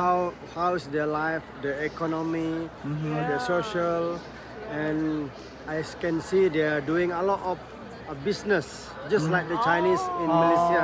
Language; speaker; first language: English; non-native, learner; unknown